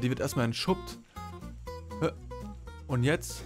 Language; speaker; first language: German; native; German